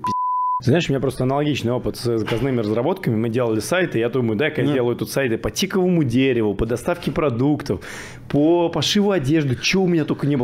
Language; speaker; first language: Russian; native; Russian